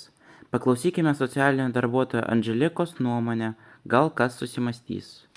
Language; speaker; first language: Lithuanian; native; Lithuanian